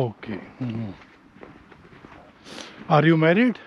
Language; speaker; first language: English; non-native, learner; Hindi